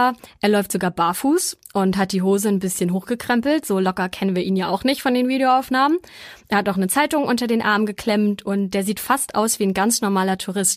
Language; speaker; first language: German; native; German